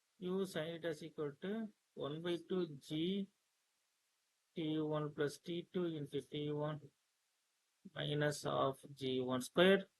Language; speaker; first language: English; non-native, local second language; Tamil